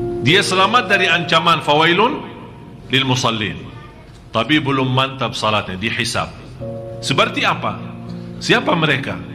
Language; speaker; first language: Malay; non-native, fluent; Arabic